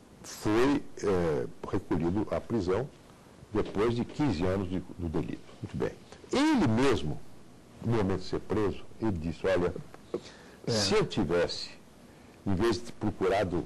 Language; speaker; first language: Portuguese; native; Portuguese